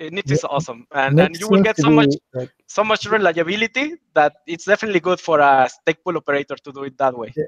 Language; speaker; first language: English; non-native, fluent; Spanish